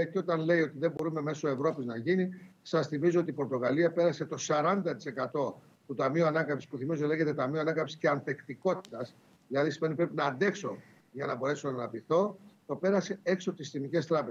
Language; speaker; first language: Greek; native; Greek